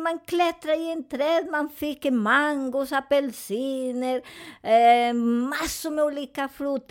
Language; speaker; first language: Swedish; non-native, fluent; Spanish